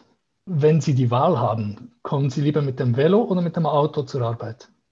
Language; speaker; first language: German; native; German